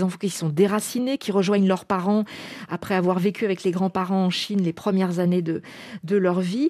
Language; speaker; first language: French; native; French